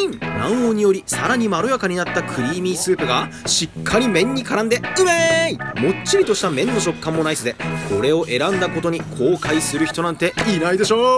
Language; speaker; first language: Japanese; native; Japanese